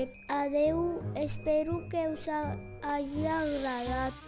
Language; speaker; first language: Catalan; non-native, learner; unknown